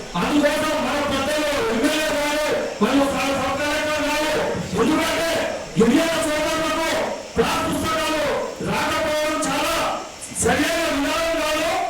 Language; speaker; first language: Telugu; non-native, local second language; Lambadi